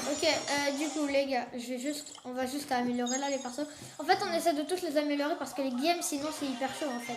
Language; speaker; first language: French; native; French